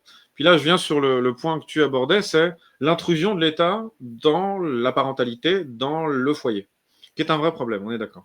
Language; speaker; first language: French; native; French